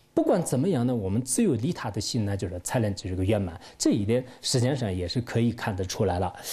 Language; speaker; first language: Chinese; non-native, local second language; Tibetan